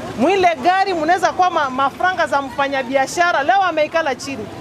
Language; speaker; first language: Swahili; native; Swahili